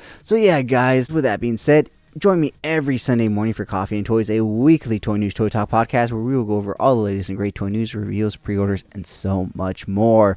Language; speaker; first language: English; native; English